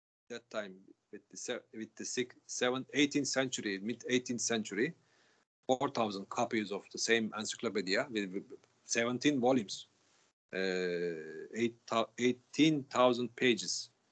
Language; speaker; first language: English; non-native, fluent; Turkish